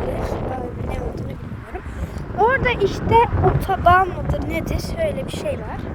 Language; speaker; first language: Turkish; early bilingual, heritage; Turkish